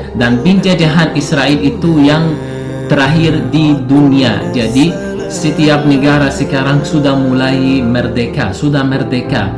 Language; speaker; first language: Indonesian; non-native, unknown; Arabic